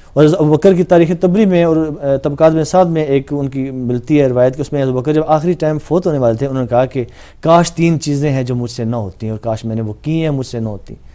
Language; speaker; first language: Urdu; non-native, local second language; Punjabi